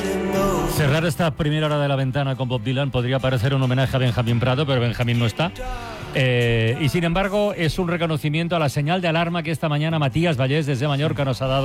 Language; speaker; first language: Spanish; native; Spanish